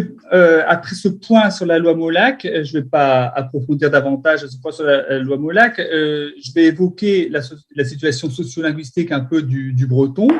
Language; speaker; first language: French; native; French